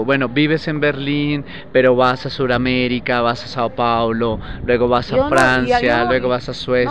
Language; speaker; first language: Spanish; native; Spanish